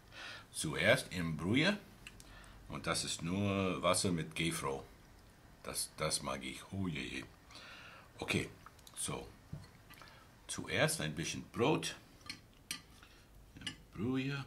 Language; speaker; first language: German; non-native, learner; English